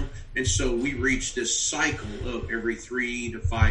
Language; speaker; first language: English; native; English